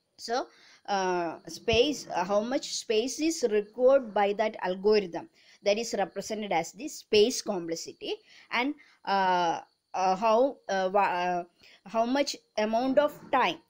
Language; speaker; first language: English; non-native, local second language; Malayalam